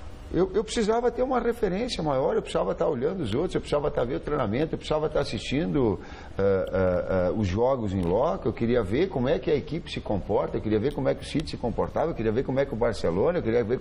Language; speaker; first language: Portuguese; native; Portuguese